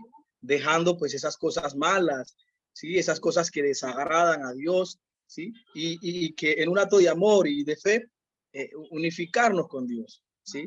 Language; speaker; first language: Spanish; native; Spanish